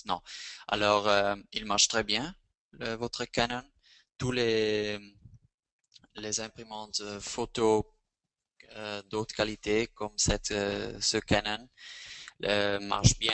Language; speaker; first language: French; non-native, fluent; Spanish